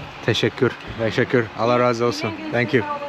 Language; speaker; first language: Turkish; non-native, fluent; Azerbaijani